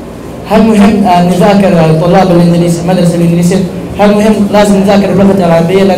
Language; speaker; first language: Arabic; non-native, learner; Indonesian